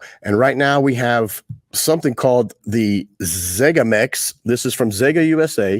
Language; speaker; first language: English; native; English